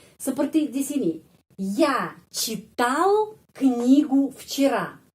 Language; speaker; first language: Russian; non-native, fluent; Indonesian